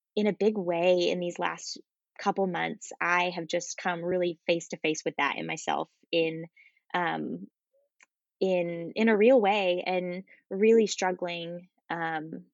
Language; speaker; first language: English; native; English